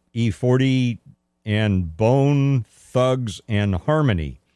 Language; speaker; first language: English; native; English